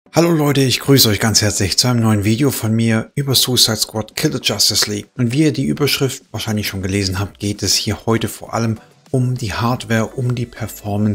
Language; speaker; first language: German; native; German